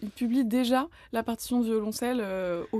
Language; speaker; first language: French; native; French